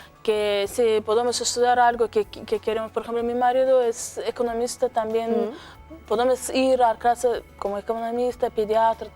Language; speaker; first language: Spanish; non-native, learner; Azerbaijani